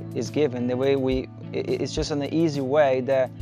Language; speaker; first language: English; non-native, fluent; Portuguese